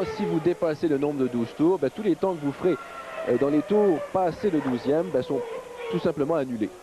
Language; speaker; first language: French; native; French